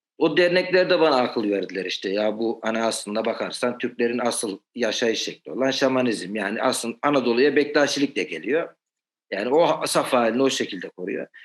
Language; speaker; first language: Turkish; native; Turkish